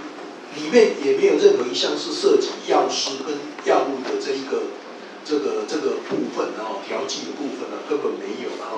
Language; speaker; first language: Chinese; native; Chinese